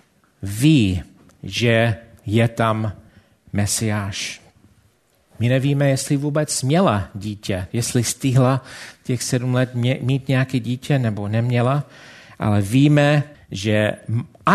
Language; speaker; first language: Czech; non-native, fluent; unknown